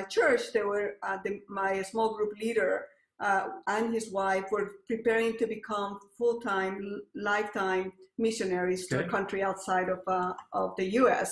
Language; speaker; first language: English; non-native, fluent; Spanish